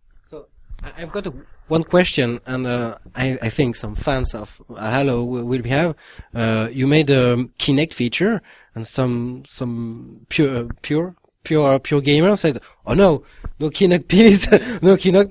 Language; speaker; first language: English; non-native, learner; French